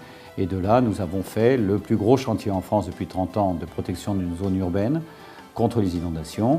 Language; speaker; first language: French; native; French